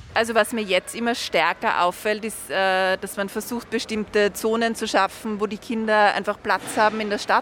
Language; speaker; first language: German; native; German